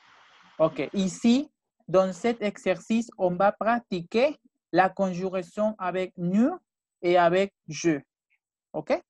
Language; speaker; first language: French; non-native, fluent; Spanish